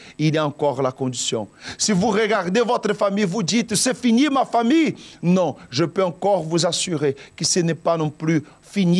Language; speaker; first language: French; non-native, fluent; Portuguese